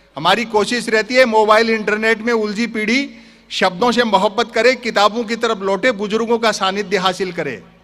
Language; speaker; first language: Hindi; native; Hindi